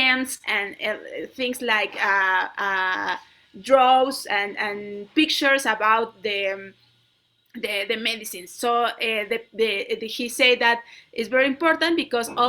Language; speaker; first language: English; non-native, learner; Spanish